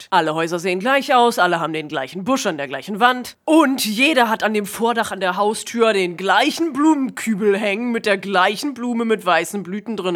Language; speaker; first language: German; native; German